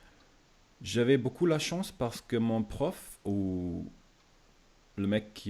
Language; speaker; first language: French; non-native, fluent; German